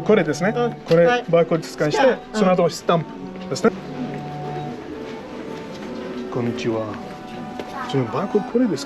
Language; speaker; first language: Japanese; non-native, learner; English